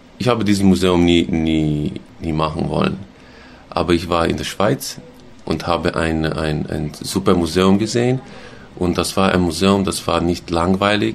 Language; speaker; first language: German; non-native, local second language; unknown